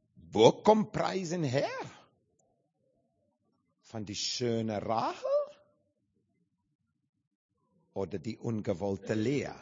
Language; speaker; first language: German; non-native, learner; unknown